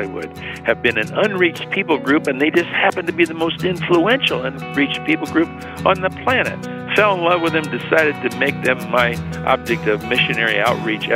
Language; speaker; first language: English; native; English